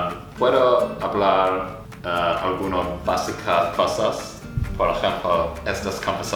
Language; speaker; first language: Spanish; non-native, learner; English